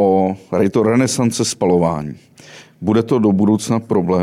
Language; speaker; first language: Czech; native; Czech